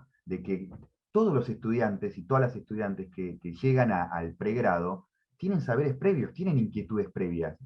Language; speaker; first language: Spanish; native; Spanish